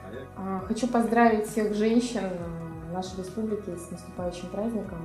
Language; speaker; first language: Russian; native; Russian